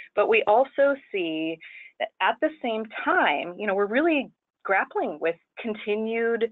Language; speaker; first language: English; native; English